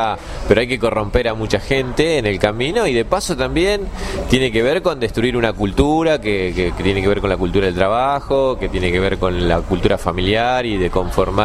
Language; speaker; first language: Spanish; native; Spanish